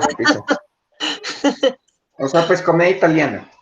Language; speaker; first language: Spanish; native; Spanish